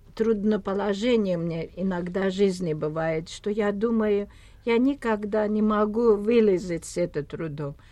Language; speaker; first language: Russian; non-native, local second language; Armenian